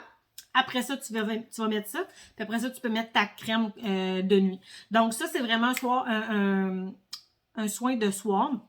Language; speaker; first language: French; native; French